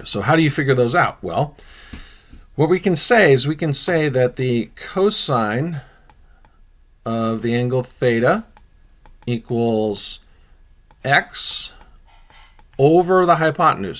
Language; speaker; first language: English; native; English